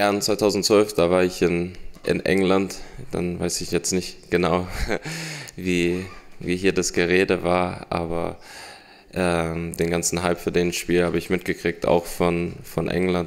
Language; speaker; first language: German; early bilingual, heritage; German